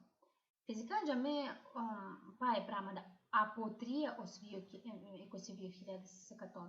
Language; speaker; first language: Greek; non-native, fluent; Russian